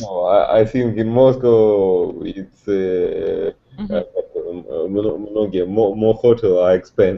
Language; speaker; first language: English; non-native, learner; Russian